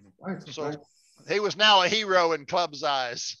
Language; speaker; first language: English; native; English